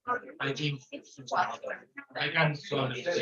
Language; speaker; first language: English; non-native, learner; Slovak